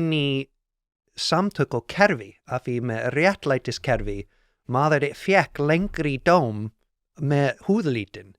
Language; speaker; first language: Icelandic; non-native, learner; English